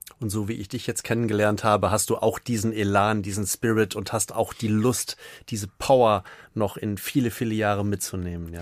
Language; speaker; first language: German; native; German